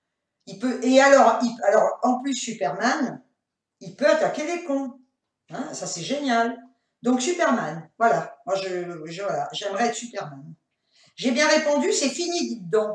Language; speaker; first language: French; native; French